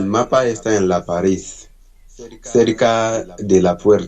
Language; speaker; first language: Spanish; non-native, learner; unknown